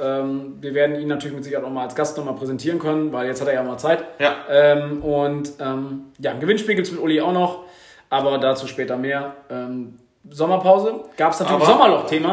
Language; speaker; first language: German; native; German